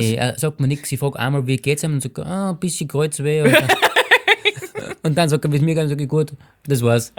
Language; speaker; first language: German; native; German